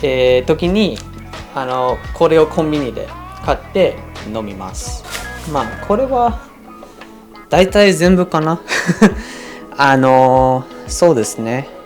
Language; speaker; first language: Japanese; non-native, fluent; English